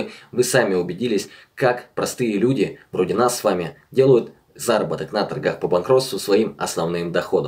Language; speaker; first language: Russian; native; Russian